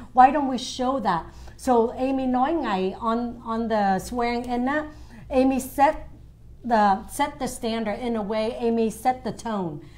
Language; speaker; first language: English; early bilingual, other home language; Vietnamese